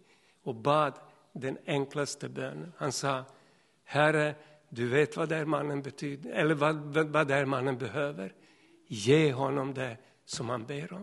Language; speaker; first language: Swedish; non-native, fluent; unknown